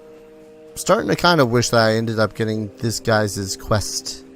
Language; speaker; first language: English; native; English